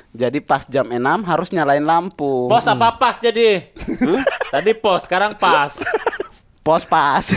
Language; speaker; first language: Indonesian; native; Indonesian